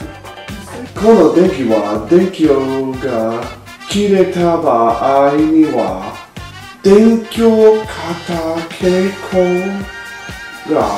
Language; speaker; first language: Japanese; non-native, learner; English